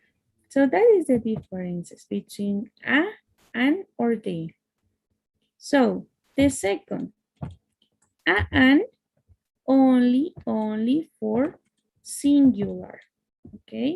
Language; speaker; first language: English; non-native, fluent; Spanish